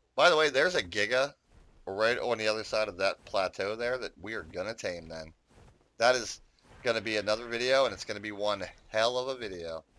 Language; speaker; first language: English; native; English